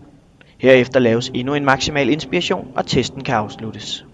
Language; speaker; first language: Danish; native; Danish